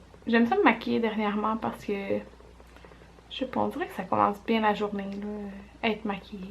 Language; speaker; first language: French; native; French